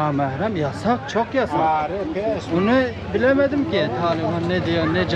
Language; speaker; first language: Turkish; non-native, learner; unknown